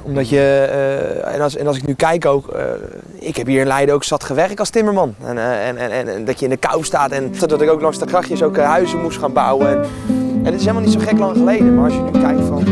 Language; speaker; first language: Dutch; native; Dutch